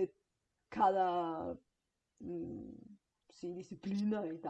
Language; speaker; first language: Spanish; non-native, fluent; Bulgarian